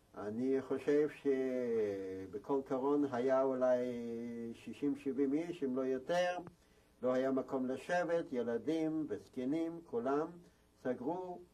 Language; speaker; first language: Hebrew; non-native, fluent; Yiddish